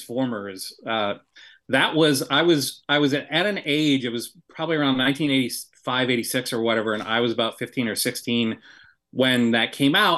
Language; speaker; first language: English; native; English